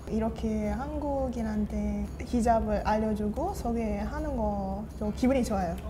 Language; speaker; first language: Korean; non-native, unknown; Malay